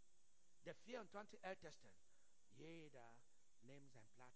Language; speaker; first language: German; non-native, learner; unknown